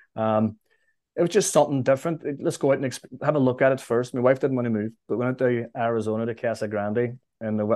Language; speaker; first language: English; native; English